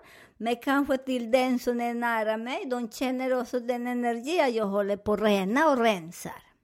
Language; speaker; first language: Swedish; non-native, learner; Spanish